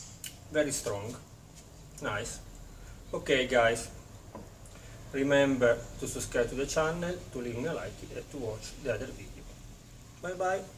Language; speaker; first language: English; non-native, learner; Italian